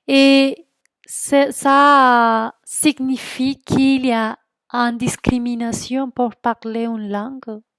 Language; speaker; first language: French; non-native, fluent; Spanish